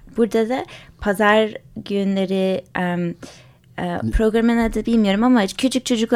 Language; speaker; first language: Turkish; early bilingual, heritage; English